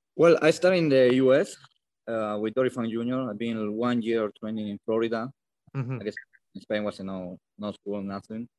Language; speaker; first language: English; non-native, learner; Spanish